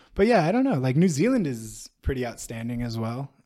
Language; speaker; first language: English; native; English